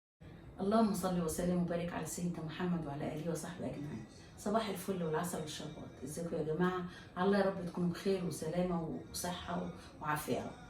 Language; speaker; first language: Arabic; native; Arabic